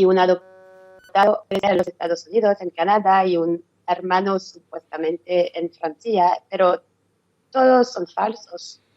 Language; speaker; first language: Spanish; non-native, learner; French